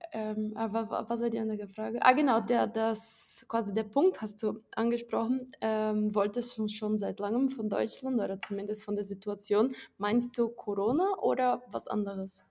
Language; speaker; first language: German; non-native, fluent; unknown